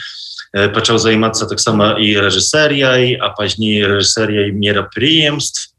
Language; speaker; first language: Belarusian; non-native, local second language; Polish